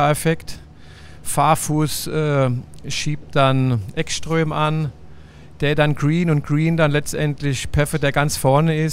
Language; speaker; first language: German; native; German